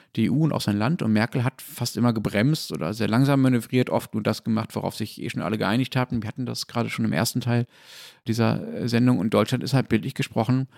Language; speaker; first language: German; native; German